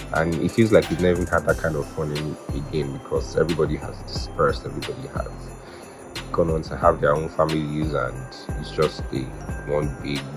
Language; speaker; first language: English; non-native, local second language; Yoruba